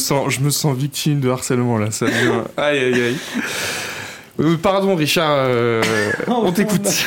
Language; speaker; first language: French; native; French